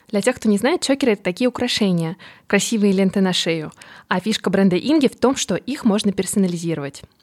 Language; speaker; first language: Russian; native; Russian